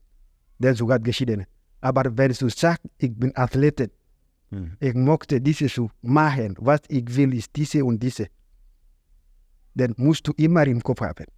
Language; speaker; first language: German; non-native, learner; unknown